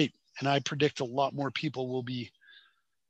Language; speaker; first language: English; native; English